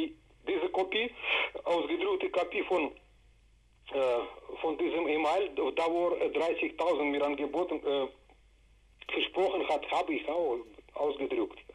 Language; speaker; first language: German; non-native, fluent; Russian